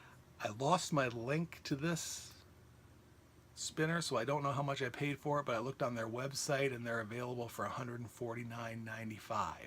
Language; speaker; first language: English; native; English